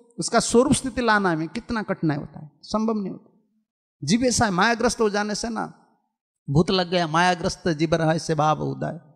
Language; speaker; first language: Hindi; non-native, local second language; Odia